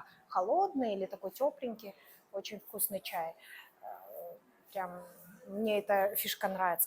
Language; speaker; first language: Russian; native; Russian